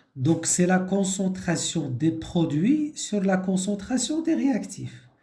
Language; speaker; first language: French; non-native, local second language; Arabic